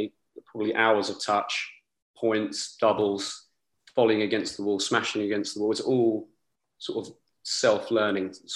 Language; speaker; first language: English; native; English